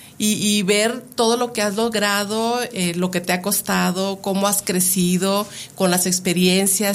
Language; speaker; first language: Spanish; native; Spanish